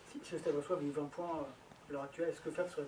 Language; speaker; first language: French; native; French